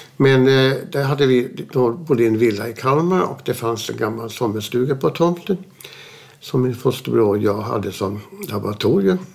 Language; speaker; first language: Swedish; early bilingual, other home language; German